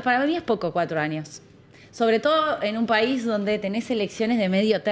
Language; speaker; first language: Spanish; native; Spanish